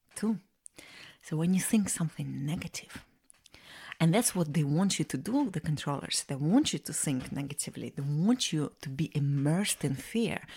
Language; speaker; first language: English; non-native, fluent; Russian